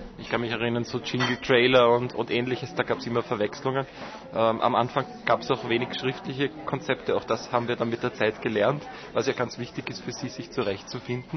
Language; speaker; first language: German; native; German